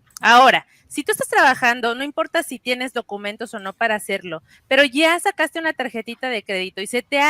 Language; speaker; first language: Spanish; native; Spanish